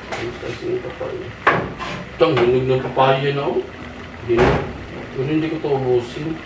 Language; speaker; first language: Filipino; non-native, local second language; Cebuano